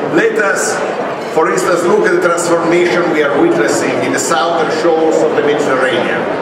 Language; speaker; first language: English; non-native, fluent; Italian